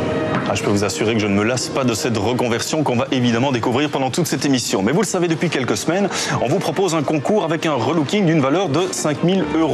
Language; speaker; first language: French; native; French